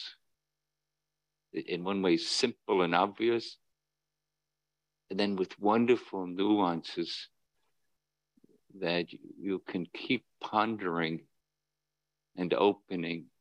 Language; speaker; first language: English; native; English